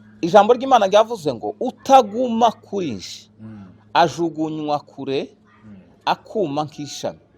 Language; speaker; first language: Kinyarwanda; native; Kinyarwanda